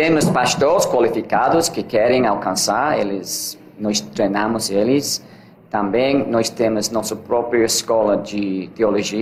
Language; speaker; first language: Portuguese; non-native, learner; English